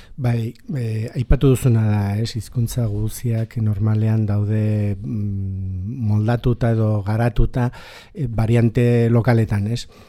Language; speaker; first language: Basque; native; Basque